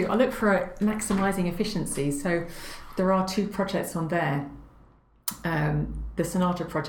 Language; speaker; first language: English; native; English